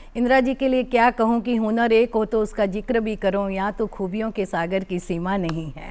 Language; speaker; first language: Hindi; native; Hindi